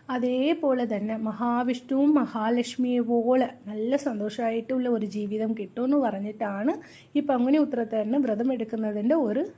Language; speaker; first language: Malayalam; non-native, local second language; Tamil